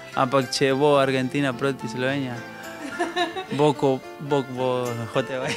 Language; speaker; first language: Slovenian; non-native, learner; Spanish